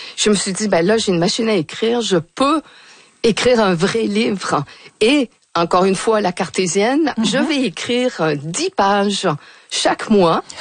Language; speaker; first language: French; native; French